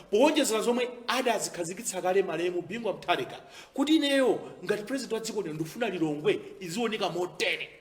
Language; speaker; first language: Nyanja; native; Nyanja